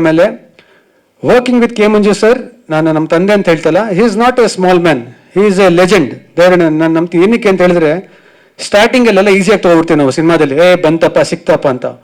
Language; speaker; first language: Kannada; native; Kannada